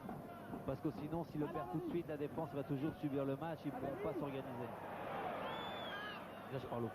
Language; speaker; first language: French; native; French